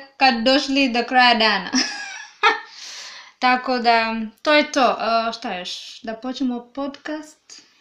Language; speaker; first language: Serbian; non-native, learner; Swahili